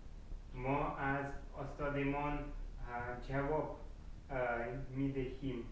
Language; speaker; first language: Persian; non-native, learner; Russian